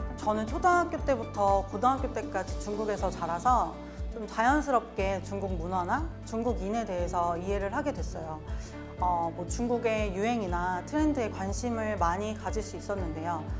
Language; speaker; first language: Korean; native; Korean